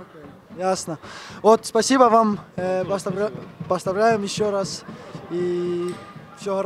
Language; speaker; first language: Russian; non-native, learner; Estonian